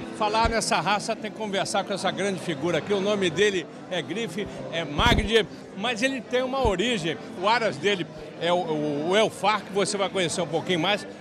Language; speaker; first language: Portuguese; native; Portuguese